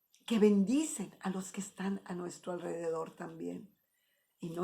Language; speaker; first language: Spanish; native; Spanish